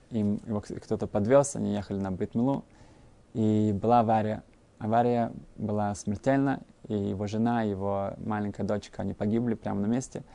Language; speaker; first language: Russian; early bilingual, heritage; Russian